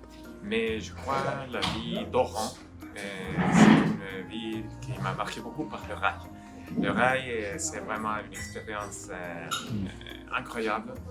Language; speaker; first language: French; non-native, fluent; Spanish